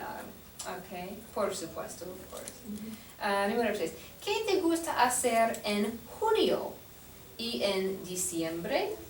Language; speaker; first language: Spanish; non-native, fluent; English